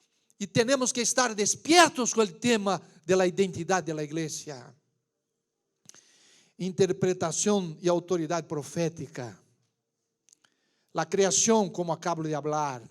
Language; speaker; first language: Spanish; non-native, learner; Portuguese